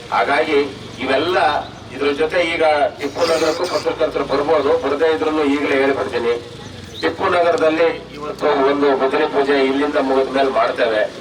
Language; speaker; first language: Kannada; native; Kannada